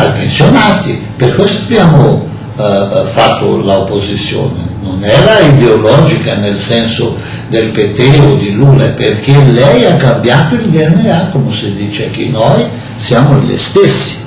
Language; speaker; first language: Italian; non-native, fluent; Portuguese